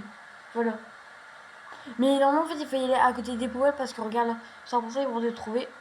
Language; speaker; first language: French; native; French